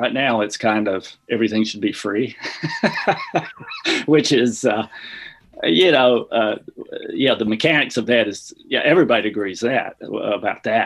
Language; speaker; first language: English; native; English